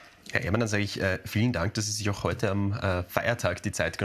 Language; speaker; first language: German; native; German